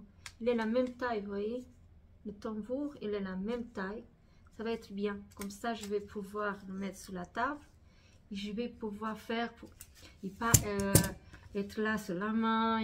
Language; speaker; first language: French; non-native, fluent; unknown